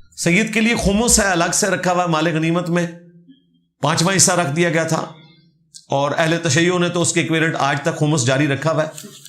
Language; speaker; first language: Urdu; non-native, local second language; Punjabi